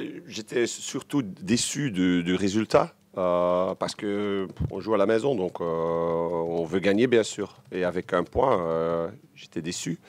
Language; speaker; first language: French; non-native, local second language; Dutch